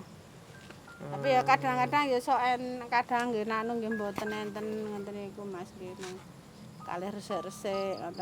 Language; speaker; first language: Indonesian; non-native, local second language; Javanese